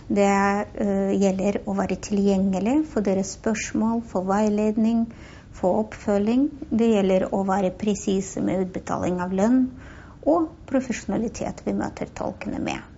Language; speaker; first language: Norwegian; non-native, fluent; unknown